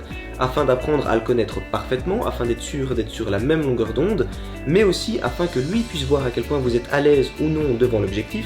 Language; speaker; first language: French; native; French